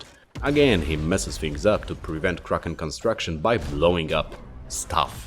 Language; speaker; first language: English; non-native, fluent; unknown